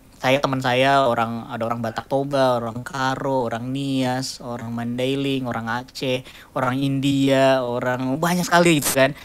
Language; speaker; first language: Indonesian; native; Indonesian